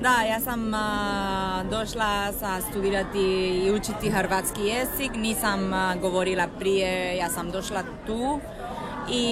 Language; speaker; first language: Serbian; non-native, learner; Spanish